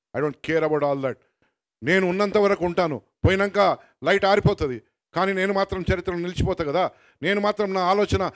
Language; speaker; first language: Telugu; native; Telugu